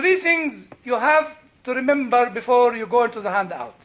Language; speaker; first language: English; non-native, fluent; Arabic